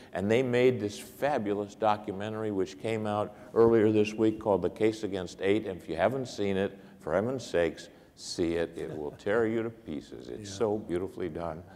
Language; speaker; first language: English; native; English